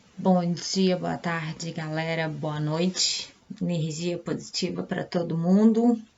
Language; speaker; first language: Portuguese; native; Portuguese